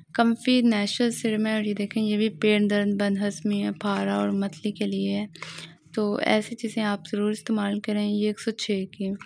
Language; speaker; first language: Urdu; non-native, local second language; Pashto